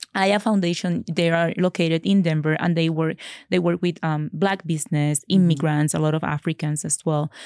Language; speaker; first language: English; non-native, fluent; Spanish